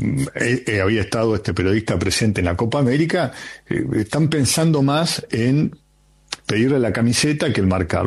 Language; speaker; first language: Spanish; native; Spanish